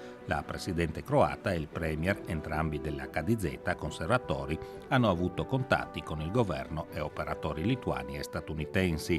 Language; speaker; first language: Italian; native; Italian